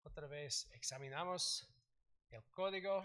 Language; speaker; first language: Spanish; non-native, learner; English